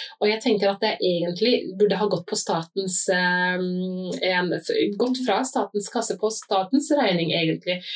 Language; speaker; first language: Norwegian; early bilingual, other home language; Somali